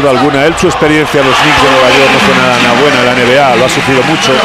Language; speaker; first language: Spanish; native; Spanish